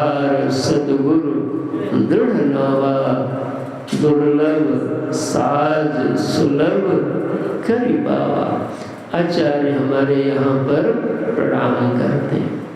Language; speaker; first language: Hindi; native; Hindi